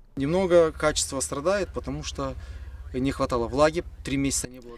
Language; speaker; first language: Russian; non-native, local second language; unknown